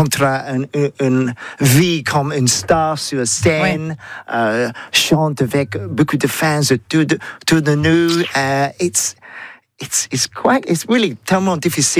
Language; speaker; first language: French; non-native, learner; English